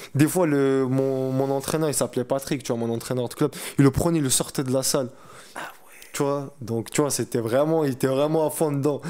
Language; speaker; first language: French; early bilingual, other home language; Chechen